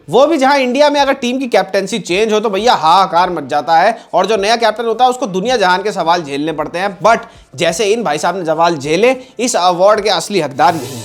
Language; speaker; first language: Hindi; native; Hindi